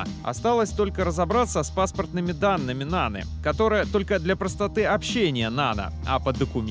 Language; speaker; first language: Russian; native; Russian